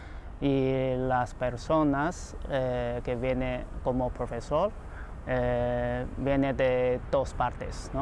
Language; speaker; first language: Spanish; non-native, fluent; Chinese